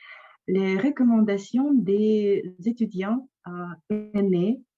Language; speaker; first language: French; non-native, fluent; Russian